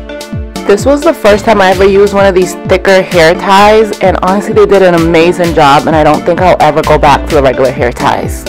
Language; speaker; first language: English; native; English